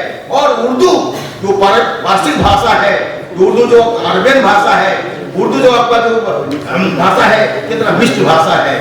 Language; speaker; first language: Hindi; non-native, local second language; Bangla